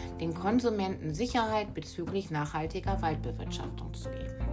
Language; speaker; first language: German; native; German